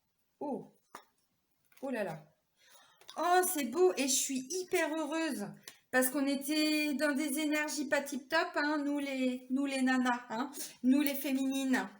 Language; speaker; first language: French; native; French